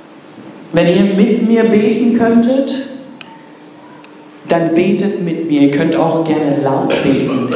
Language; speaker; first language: German; non-native, fluent; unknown